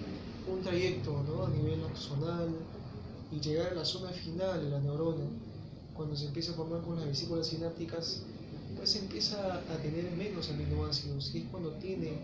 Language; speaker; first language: Spanish; native; Spanish